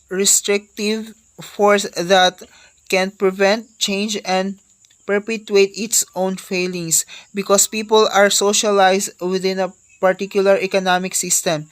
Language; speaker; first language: English; non-native, local second language; Filipino